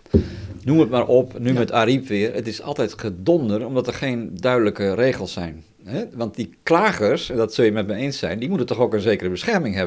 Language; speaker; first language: Dutch; native; Dutch